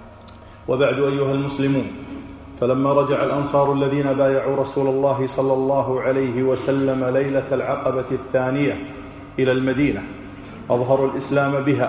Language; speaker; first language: Arabic; native; Arabic